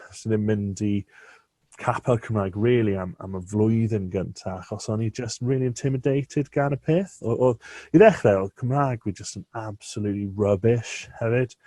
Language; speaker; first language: Welsh; non-native, local second language; English